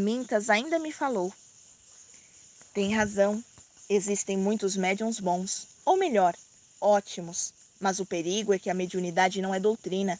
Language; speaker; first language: Portuguese; native; Portuguese